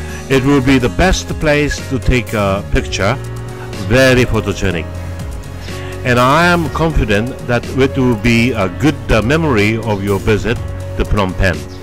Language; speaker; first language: English; non-native, fluent; Japanese